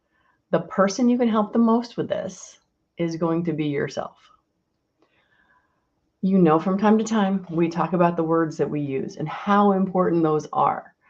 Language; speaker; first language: English; native; English